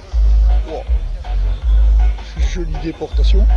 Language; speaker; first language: French; native; French